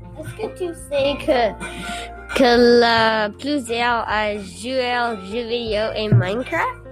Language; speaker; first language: French; non-native, learner; English